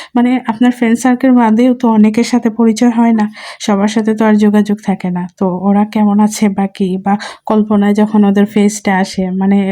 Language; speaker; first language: Bangla; non-native, local second language; Sylheti